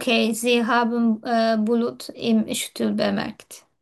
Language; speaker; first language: German; non-native, learner; Turkish